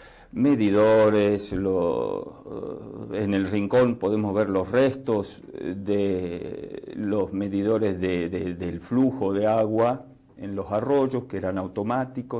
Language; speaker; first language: Spanish; native; Spanish